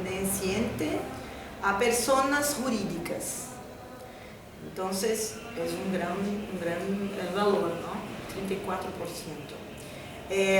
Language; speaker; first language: Spanish; non-native, fluent; Portuguese